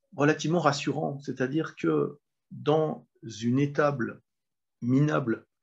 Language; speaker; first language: French; native; French